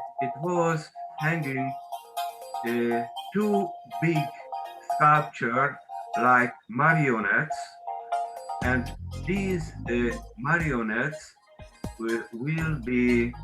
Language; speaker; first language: English; non-native, learner; Hungarian